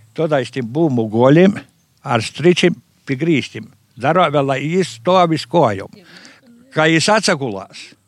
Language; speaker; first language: Latvian; native; Latvian